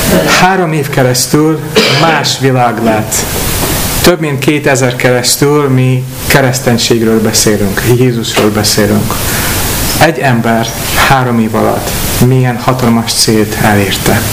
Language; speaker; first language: Hungarian; non-native, fluent; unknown